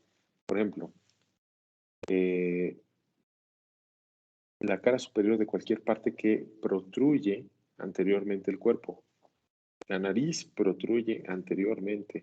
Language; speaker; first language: Spanish; native; Spanish